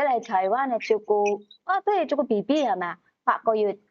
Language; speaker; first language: Cantonese; native; Cantonese